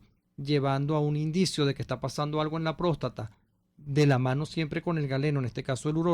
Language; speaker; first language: Spanish; native; Spanish